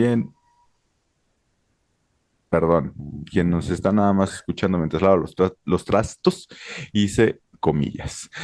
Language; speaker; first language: Spanish; native; Spanish